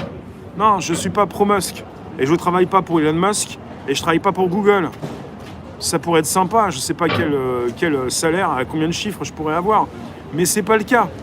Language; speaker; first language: French; native; French